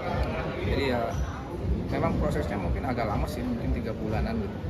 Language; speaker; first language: Indonesian; native; Indonesian